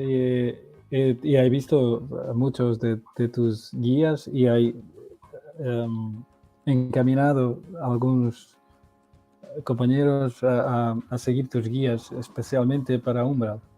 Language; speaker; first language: Spanish; non-native, learner; Portuguese